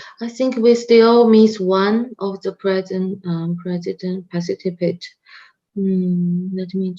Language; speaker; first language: English; non-native, local second language; Chinese